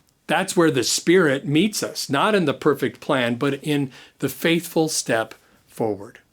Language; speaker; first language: English; native; English